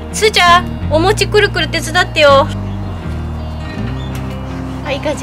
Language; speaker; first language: Japanese; native; Japanese